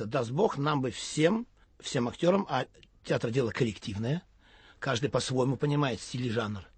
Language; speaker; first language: Russian; native; Russian